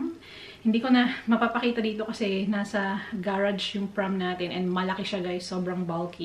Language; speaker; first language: Filipino; native; Filipino